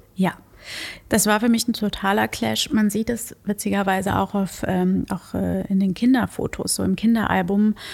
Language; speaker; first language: German; early bilingual, other home language; Portuguese